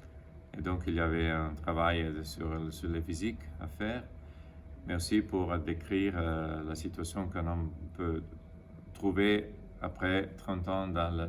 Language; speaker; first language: French; non-native, fluent; Italian